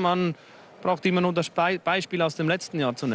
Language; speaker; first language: German; native; German